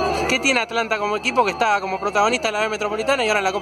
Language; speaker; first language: Spanish; native; Spanish